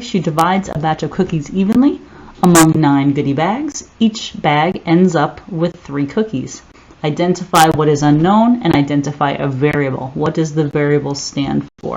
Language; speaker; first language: English; native; English